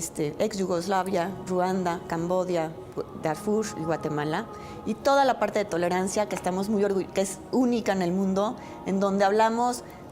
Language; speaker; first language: Spanish; native; Spanish